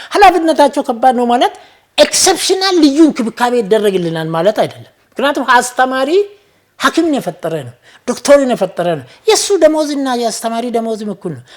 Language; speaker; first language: Amharic; non-native, local second language; Oromo